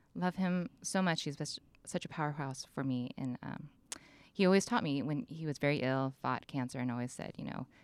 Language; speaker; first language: English; native; English